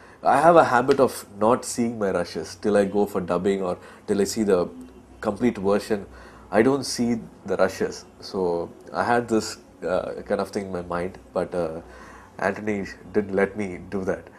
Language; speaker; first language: English; non-native, local second language; Tamil